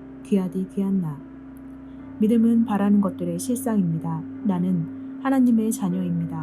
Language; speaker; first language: Korean; native; Korean